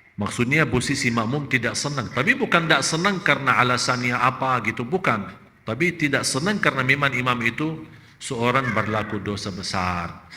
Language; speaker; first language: Malay; non-native, fluent; Arabic